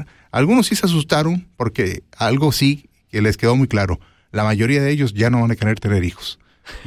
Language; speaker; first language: Spanish; native; Spanish